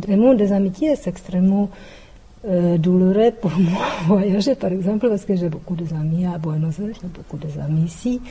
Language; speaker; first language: French; non-native, fluent; Czech